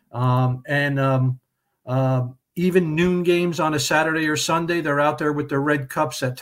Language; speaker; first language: English; native; English